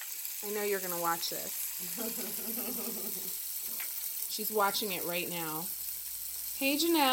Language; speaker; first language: English; native; English